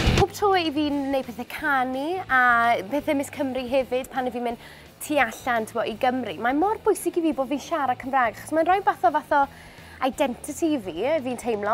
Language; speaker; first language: Welsh; non-native, local second language; English